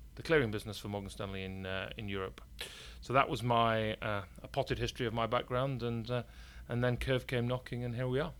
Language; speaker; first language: English; native; English